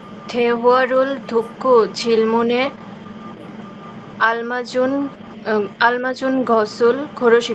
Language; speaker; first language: Korean; non-native, learner; Bangla